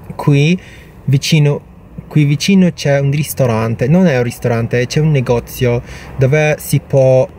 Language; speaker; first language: Italian; non-native, learner; English